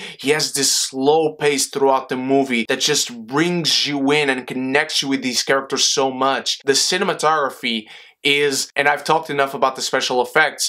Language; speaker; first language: English; non-native, fluent; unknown